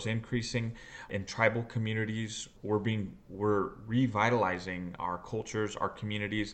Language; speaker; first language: English; native; English